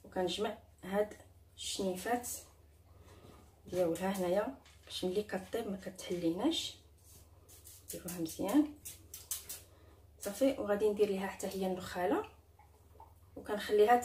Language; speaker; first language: Arabic; native; Arabic